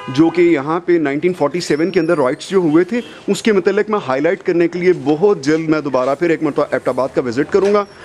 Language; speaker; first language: Urdu; non-native, local second language; Punjabi